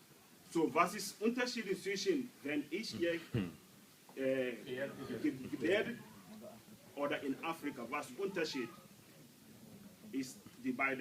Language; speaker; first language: German; non-native, learner; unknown